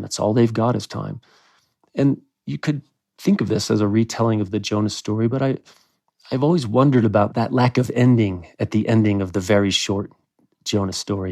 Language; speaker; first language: English; native; English